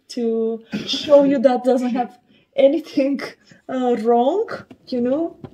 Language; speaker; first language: English; non-native, learner; Bulgarian